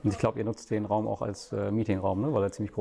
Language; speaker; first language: German; native; German